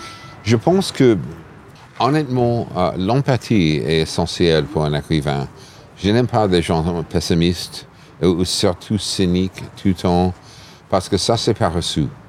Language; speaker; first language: French; non-native, fluent; English